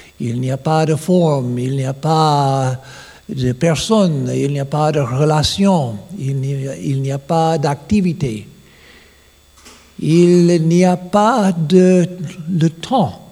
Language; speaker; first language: French; non-native, fluent; English